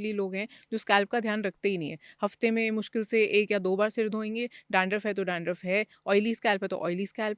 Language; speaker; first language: Hindi; native; Hindi